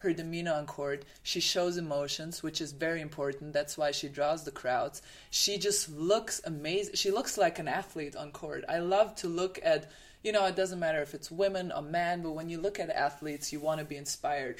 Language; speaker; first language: English; non-native, fluent; German